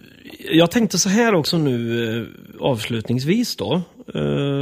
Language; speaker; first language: Swedish; native; Swedish